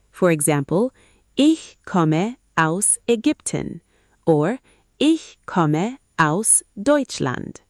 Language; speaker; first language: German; non-native, fluent; Arabic